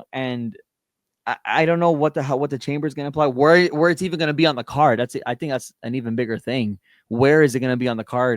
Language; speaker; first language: English; native; English